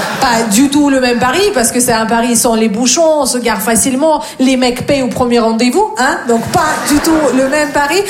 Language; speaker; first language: French; non-native, fluent; Russian